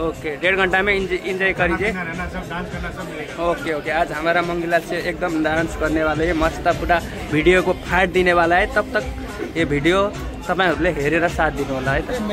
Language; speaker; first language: Hindi; non-native, learner; Nepali